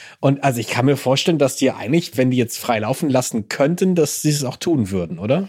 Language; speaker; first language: German; native; German